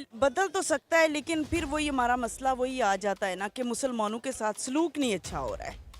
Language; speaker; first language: Urdu; non-native, local second language; Punjabi